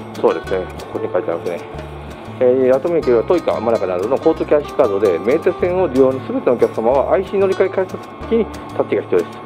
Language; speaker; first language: Japanese; native; Japanese